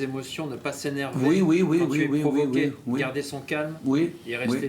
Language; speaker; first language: French; native; French